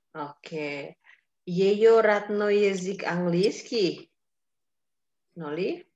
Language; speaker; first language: Russian; non-native, fluent; Indonesian